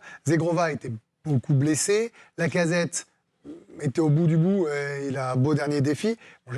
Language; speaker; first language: French; native; French